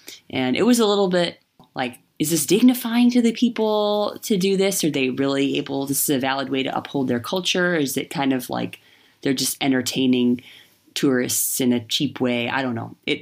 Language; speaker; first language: English; native; English